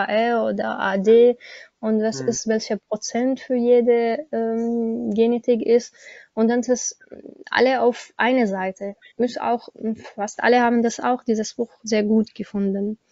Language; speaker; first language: German; non-native, learner; Arabic